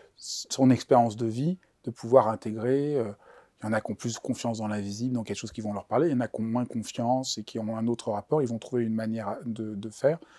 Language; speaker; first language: French; native; French